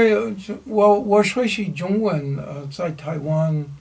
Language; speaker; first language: Chinese; non-native, learner; English